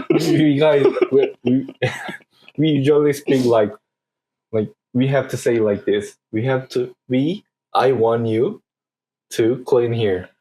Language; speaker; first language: English; non-native, learner; Korean